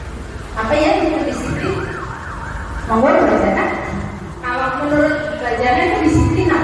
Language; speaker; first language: Indonesian; native; Indonesian